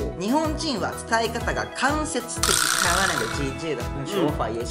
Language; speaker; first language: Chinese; non-native, fluent; Japanese